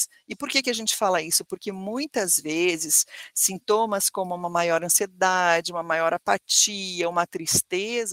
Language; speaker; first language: Portuguese; native; Portuguese